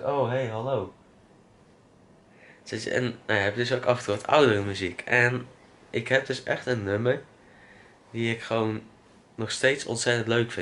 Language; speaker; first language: Dutch; native; Dutch